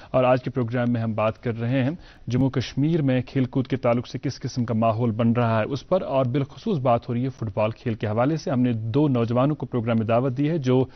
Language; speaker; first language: Hindi; non-native, local second language; Kashmiri